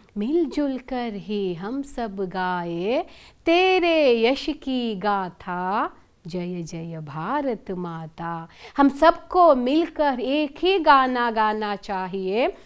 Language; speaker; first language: Hindi; non-native, local second language; Kannada